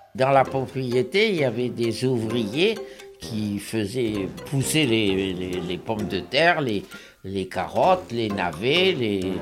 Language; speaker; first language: French; native; French